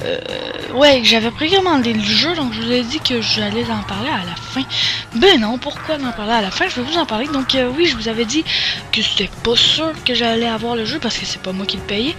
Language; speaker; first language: French; native; French